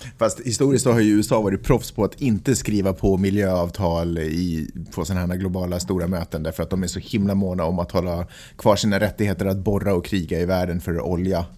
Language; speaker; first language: Swedish; native; Swedish